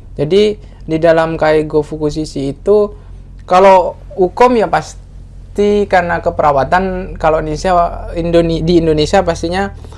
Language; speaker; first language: Indonesian; non-native, local second language; Madurese